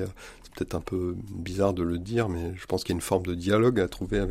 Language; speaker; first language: French; native; French